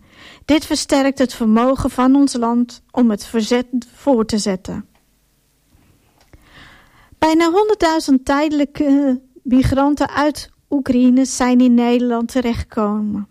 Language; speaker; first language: Dutch; non-native, fluent; Ukrainian